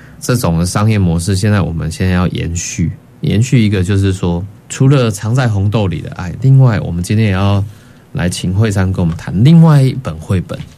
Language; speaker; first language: Chinese; native; Chinese